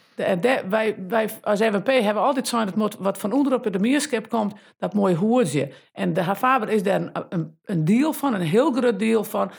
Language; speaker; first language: Dutch; non-native, local second language; Western Frisian